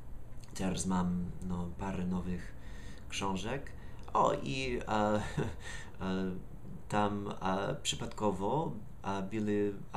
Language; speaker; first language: Polish; non-native, learner; English